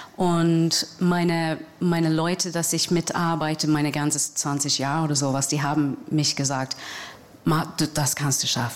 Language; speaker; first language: German; non-native, fluent; English